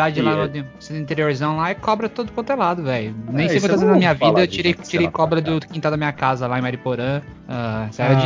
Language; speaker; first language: Portuguese; native; Portuguese